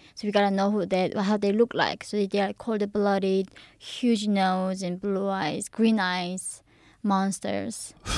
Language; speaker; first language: English; early bilingual, other home language; Korean